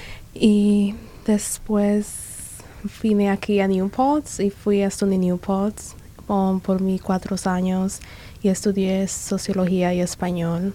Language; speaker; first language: Spanish; early bilingual, other home language; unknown